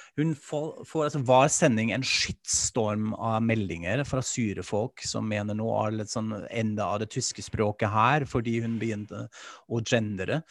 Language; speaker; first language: Norwegian; non-native, fluent; German